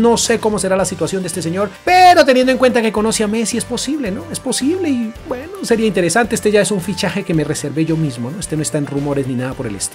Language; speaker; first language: Spanish; native; Spanish